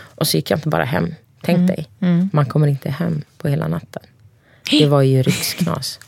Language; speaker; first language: Swedish; early bilingual, other home language; Turkish